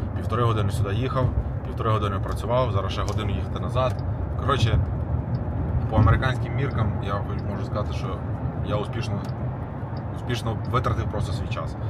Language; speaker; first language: Ukrainian; non-native, local second language; Russian